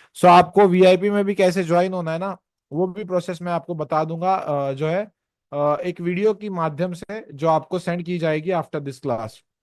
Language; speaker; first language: Hindi; non-native, local second language; Marathi